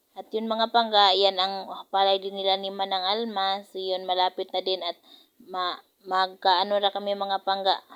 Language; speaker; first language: Filipino; non-native, local second language; Cebuano